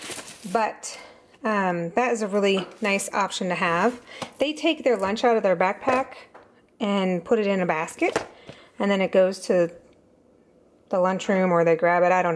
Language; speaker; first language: English; native; English